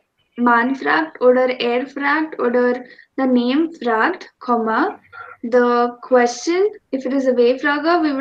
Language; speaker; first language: German; non-native, fluent; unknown